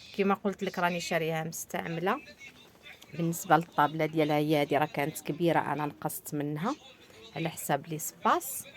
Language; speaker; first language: Arabic; native; Arabic